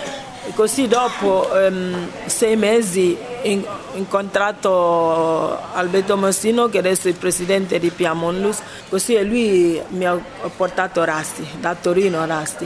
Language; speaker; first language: Italian; non-native, fluent; Ibibio